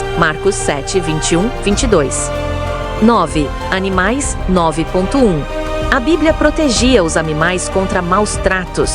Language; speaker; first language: Portuguese; native; Portuguese